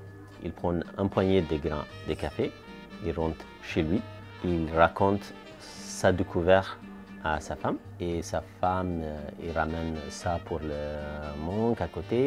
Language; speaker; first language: French; non-native, fluent; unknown